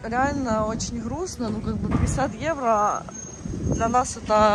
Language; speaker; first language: Russian; non-native, local second language; Ukrainian